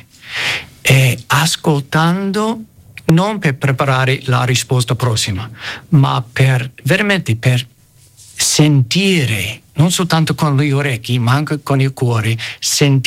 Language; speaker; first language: Italian; non-native, fluent; English